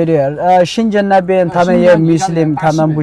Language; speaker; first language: Chinese; non-native, fluent; Amharic